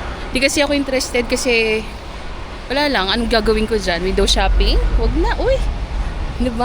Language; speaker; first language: Filipino; native; Filipino